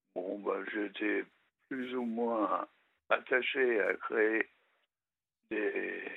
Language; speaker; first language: French; native; French